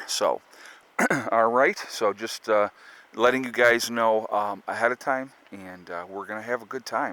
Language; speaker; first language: English; native; English